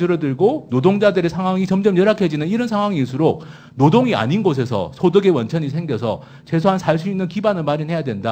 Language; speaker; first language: Korean; native; Korean